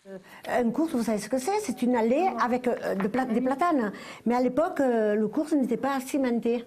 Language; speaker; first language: French; native; French